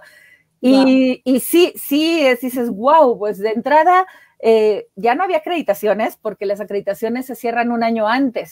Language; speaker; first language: Spanish; native; Spanish